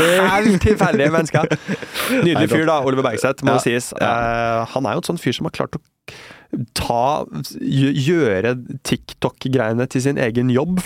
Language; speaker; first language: Norwegian; native; Norwegian